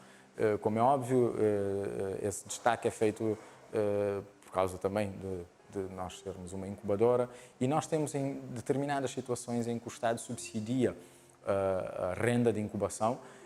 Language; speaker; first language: Portuguese; non-native, local second language; Kabuverdianu